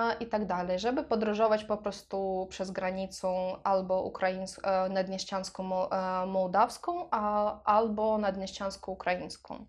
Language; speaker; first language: Polish; non-native, learner; Russian